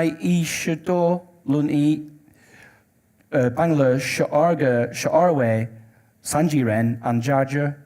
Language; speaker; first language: Chinese; non-native, learner; English